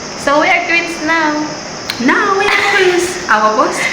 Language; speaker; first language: English; non-native, learner; Cebuano